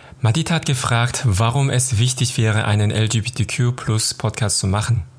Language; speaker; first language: German; non-native, fluent; Korean